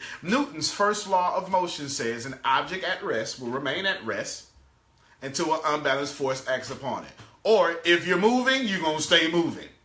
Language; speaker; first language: English; native; English